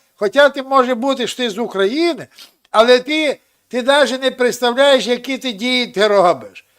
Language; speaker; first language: Russian; non-native, local second language; Ukrainian